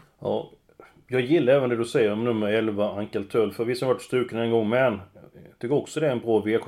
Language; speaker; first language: Swedish; native; Swedish